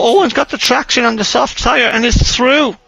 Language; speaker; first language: English; native; English